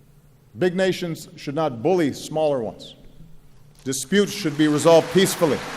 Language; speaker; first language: English; native; English